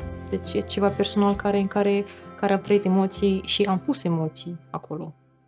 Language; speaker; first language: Romanian; non-native, fluent; Russian